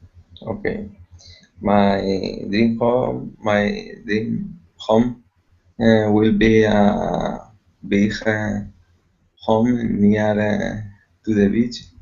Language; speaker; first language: English; non-native, learner; Spanish